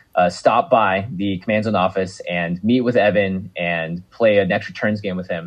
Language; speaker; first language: English; native; English